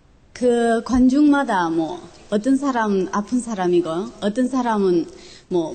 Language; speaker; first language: Korean; non-native, local second language; Chinese